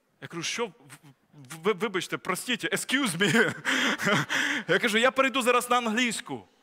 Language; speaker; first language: Ukrainian; native; Ukrainian